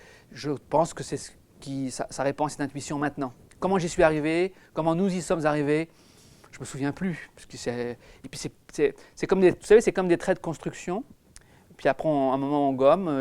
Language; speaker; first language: French; native; French